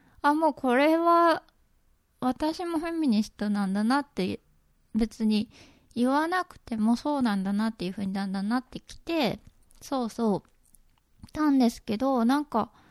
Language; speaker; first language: Japanese; native; Japanese